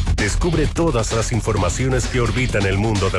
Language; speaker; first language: Spanish; native; Spanish